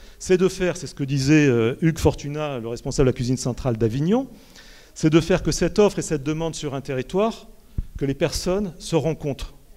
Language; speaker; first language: French; native; French